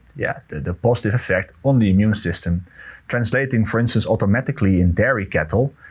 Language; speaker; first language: English; non-native, fluent; Dutch